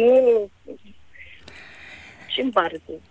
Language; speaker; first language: Polish; non-native, learner; Ukrainian